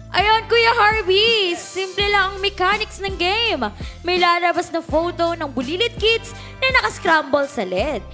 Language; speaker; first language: Filipino; native; Filipino